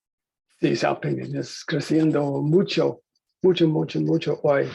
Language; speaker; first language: Spanish; non-native, learner; English